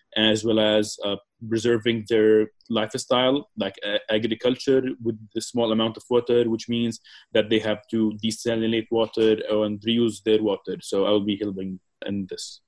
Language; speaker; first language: English; non-native, fluent; Arabic